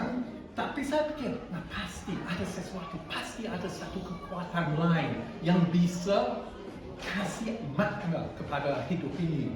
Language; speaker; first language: Indonesian; non-native, fluent; English